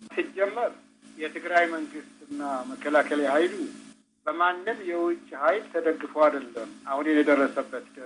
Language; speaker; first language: Amharic; non-native, local second language; Tigrinya